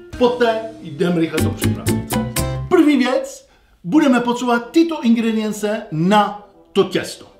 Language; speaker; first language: Czech; non-native, fluent; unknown